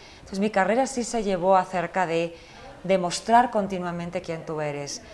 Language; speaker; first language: Spanish; early bilingual, heritage; Spanish